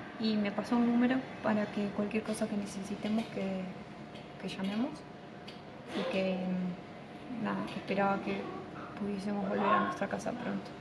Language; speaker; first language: Spanish; native; Spanish